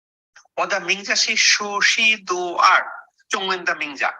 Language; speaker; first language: Chinese; non-native, learner; Bangla